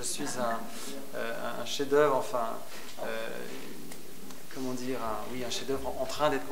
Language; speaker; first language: French; native; French